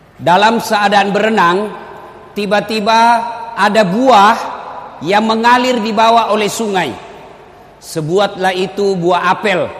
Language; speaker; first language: Indonesian; non-native, local second language; Buginese